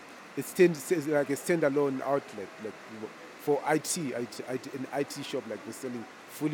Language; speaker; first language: English; non-native, local second language; Shona